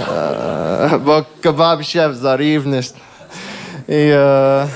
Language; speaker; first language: Ukrainian; non-native, fluent; English